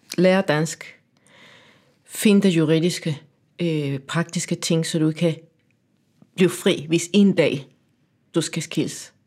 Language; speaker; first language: Danish; non-native, fluent; Spanish